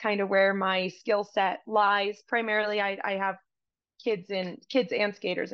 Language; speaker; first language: English; native; English